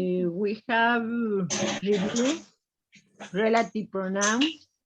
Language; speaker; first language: English; non-native, learner; Spanish